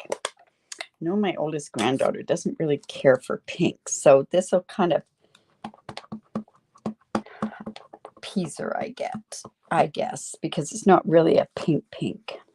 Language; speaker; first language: English; native; English